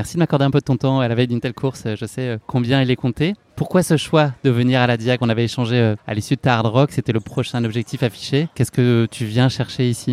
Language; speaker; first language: French; native; French